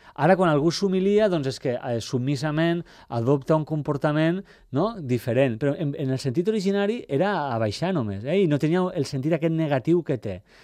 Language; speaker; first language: Catalan; native; Catalan